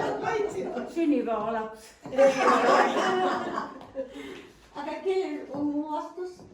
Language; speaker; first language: Estonian; non-native, local second language; Russian